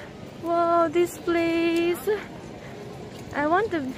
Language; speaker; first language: English; non-native, fluent; Filipino